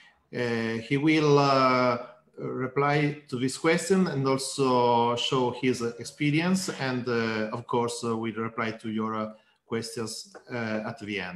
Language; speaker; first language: English; non-native, fluent; Italian